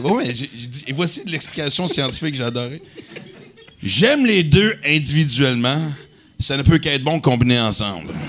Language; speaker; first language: French; native; French